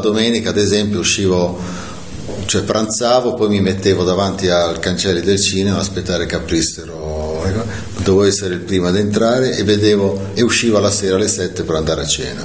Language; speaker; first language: Italian; native; Italian